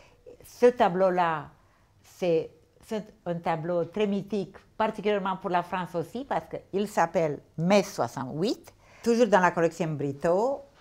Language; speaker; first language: French; non-native, fluent; Portuguese